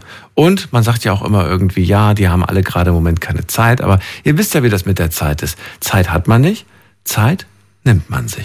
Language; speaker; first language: German; native; German